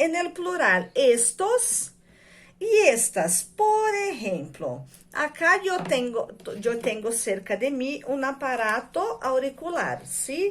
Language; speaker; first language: Spanish; non-native, fluent; Portuguese